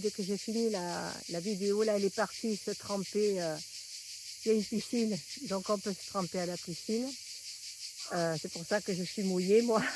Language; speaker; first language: French; native; French